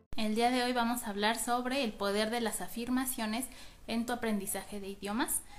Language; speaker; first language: Spanish; native; Spanish